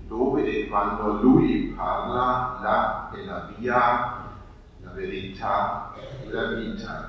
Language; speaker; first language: Italian; non-native, fluent; German